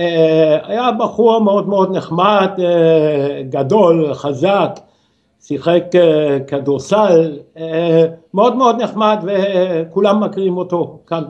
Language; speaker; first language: Hebrew; non-native, fluent; Danish